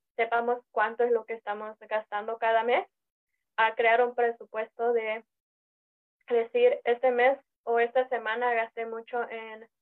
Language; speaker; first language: Spanish; early bilingual, heritage; Spanish